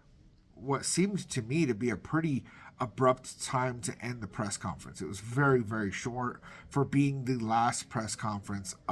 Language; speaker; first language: English; native; English